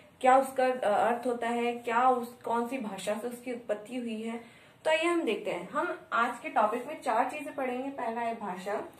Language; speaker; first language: Hindi; native; Hindi